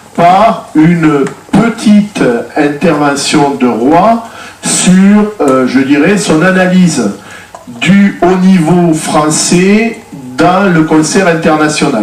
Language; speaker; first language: French; native; French